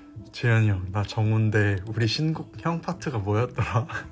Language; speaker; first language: Korean; native; Korean